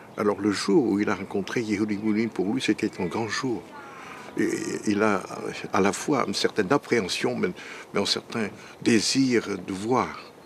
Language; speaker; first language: French; non-native, fluent; Vietnamese